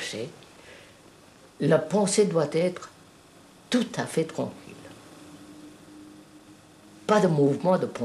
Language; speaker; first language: French; non-native, fluent; Telugu